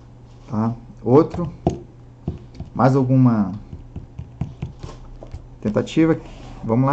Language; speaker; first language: Portuguese; native; Portuguese